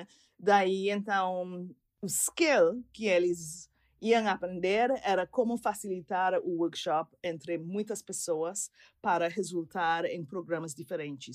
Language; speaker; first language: Portuguese; non-native, fluent; English